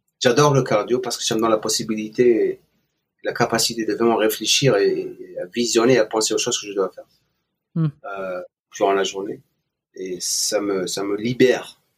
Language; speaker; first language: French; non-native, local second language; Arabic